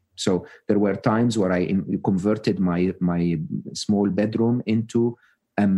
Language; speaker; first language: English; non-native, fluent; Arabic